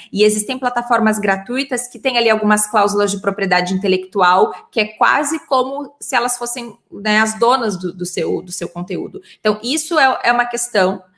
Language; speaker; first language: Portuguese; native; Portuguese